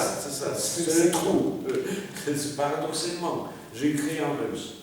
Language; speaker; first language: French; non-native, fluent; Russian